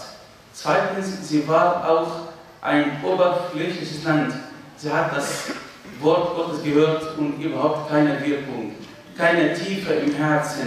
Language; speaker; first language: German; non-native, fluent; Arabic